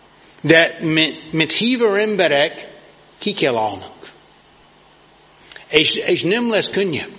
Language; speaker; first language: Hungarian; non-native, learner; English